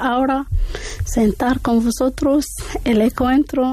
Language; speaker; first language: Spanish; non-native, learner; Arabic